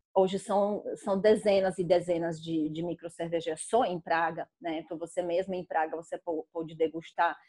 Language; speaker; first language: Portuguese; non-native, fluent; Czech